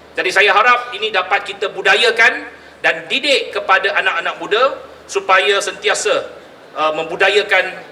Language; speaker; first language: Malay; non-native, local second language; Chinese